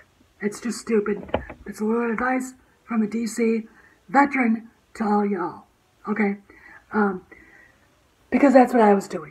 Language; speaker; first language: English; native; English